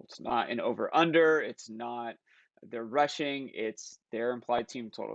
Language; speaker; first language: English; native; English